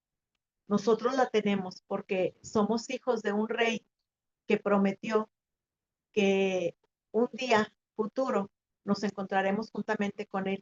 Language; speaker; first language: Spanish; native; Spanish